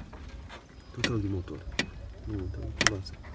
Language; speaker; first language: Spanish; native; Spanish